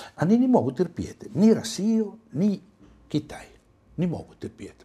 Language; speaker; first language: Russian; non-native, fluent; Italian